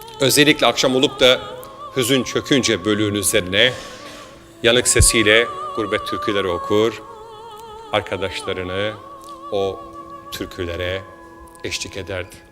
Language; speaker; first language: Turkish; native; Turkish